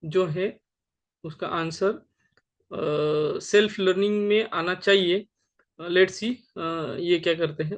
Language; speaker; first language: Hindi; non-native, local second language; Marathi